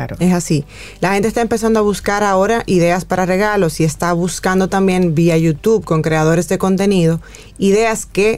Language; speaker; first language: Spanish; native; Spanish